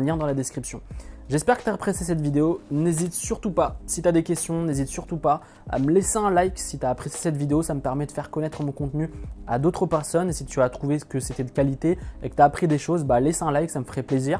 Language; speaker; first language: French; native; French